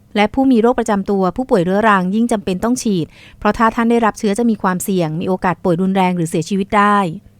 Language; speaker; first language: Thai; native; Thai